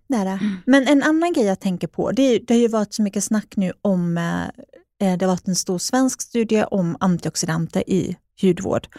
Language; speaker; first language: Swedish; native; Swedish